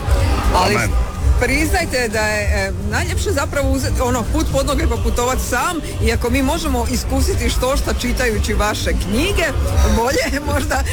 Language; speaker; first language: Serbian; native; Serbian